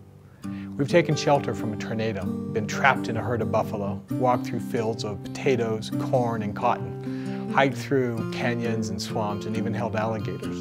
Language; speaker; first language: English; native; English